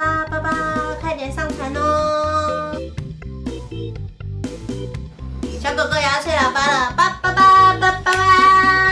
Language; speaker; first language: Chinese; native; Chinese